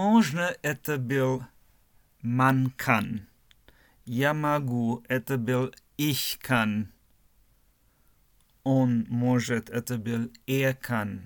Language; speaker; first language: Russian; non-native, learner; German